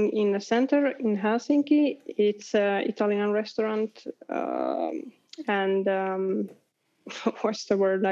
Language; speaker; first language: English; non-native, fluent; Hungarian